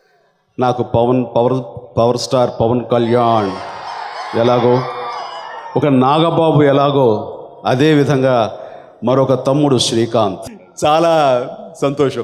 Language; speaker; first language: Telugu; native; Telugu